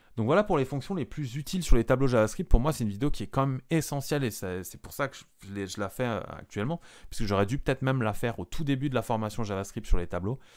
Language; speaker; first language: French; native; French